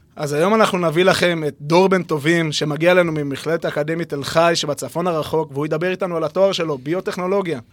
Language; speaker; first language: Hebrew; native; Hebrew